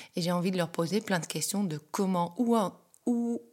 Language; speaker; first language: French; non-native, fluent; Dutch